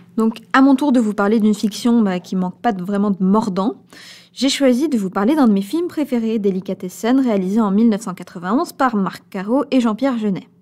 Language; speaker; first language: French; native; French